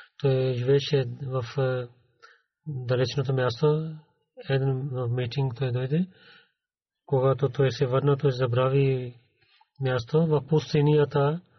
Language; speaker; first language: Bulgarian; non-native, learner; Urdu